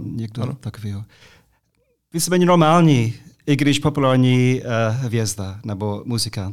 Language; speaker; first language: Czech; non-native, fluent; English